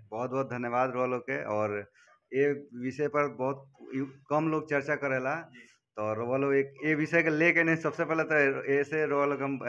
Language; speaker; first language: Hindi; native; Hindi